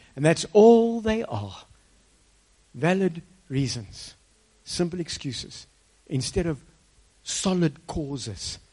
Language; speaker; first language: English; native; English